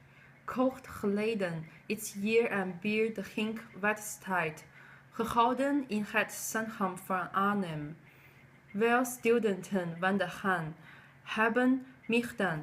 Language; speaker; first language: Dutch; non-native, learner; Chinese